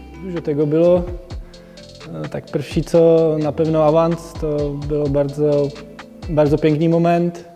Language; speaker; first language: Polish; non-native, fluent; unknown